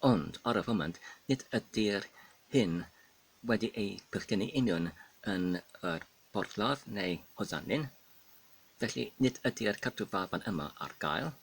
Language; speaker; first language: Welsh; non-native, learner; Polish